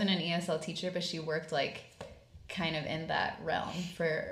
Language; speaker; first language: English; native; English